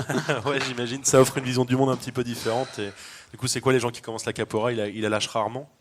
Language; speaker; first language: French; native; French